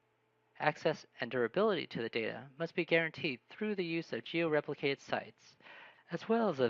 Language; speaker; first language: English; native; English